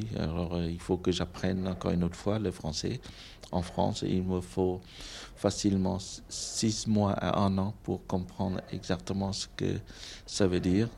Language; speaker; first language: French; non-native, local second language; Khmer